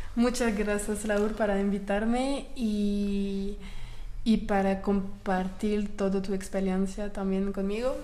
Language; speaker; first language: Spanish; non-native, learner; French